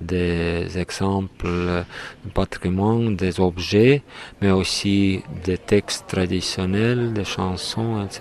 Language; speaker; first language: French; non-native, fluent; Estonian